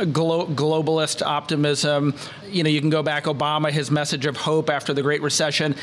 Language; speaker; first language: English; native; English